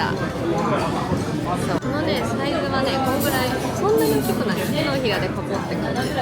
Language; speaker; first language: Japanese; native; Japanese